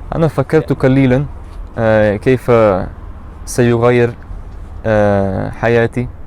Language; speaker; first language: Arabic; non-native, learner; German